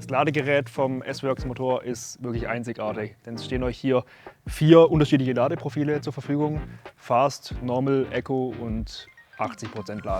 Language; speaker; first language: German; native; German